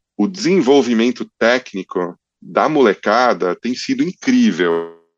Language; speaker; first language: Portuguese; early bilingual, other home language; English